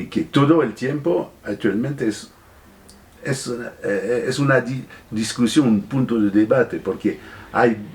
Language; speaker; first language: Spanish; non-native, fluent; French